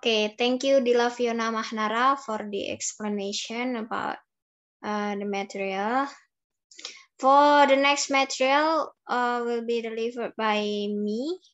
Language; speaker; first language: English; non-native, learner; Indonesian